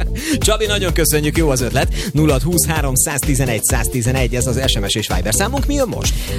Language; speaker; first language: Hungarian; native; Hungarian